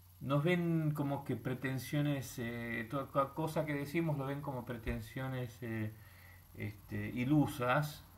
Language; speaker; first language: Spanish; early bilingual, heritage; Spanish